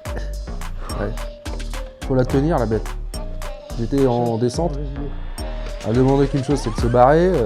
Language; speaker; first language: French; native; French